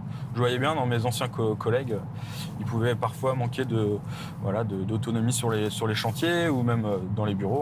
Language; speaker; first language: French; native; French